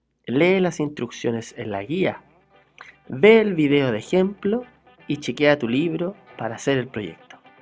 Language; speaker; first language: Spanish; native; Spanish